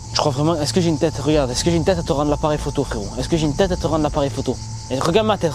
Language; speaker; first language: French; native; French